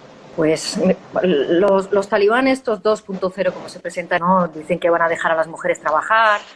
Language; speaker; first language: Spanish; native; Spanish